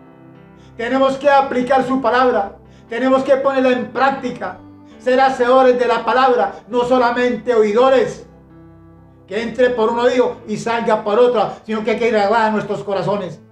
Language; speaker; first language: Spanish; native; Spanish